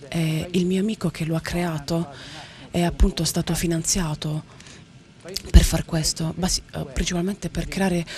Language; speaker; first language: Italian; native; Italian